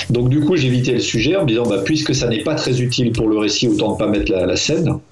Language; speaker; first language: French; native; French